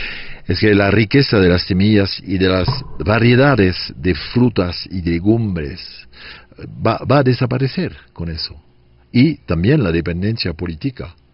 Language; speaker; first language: Spanish; non-native, fluent; French